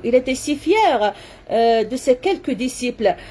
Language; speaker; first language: French; non-native, local second language; Arabic